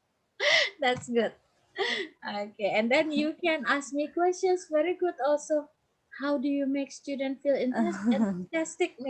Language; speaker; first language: English; non-native, fluent; Indonesian